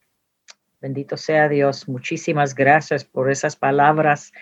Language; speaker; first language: Spanish; non-native, learner; English